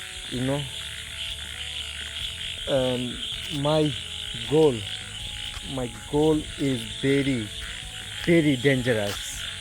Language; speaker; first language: English; non-native, local second language; Bangla